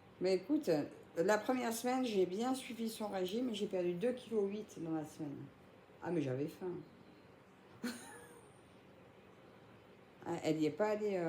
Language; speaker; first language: French; native; French